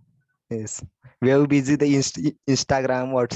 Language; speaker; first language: English; non-native, learner; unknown